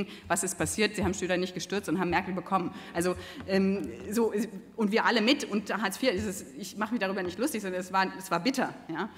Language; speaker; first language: German; native; German